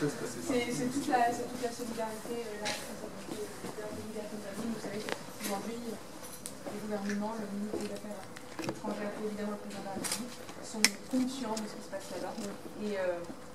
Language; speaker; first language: French; early bilingual, other home language; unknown